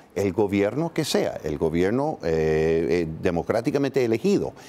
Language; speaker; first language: Spanish; non-native, fluent; English